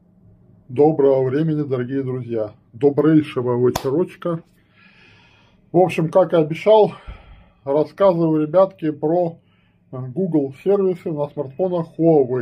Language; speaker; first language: Russian; native; Russian